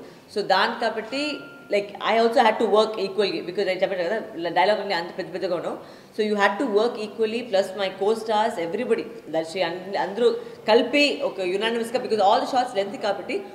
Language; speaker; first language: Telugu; non-native, local second language; Tamil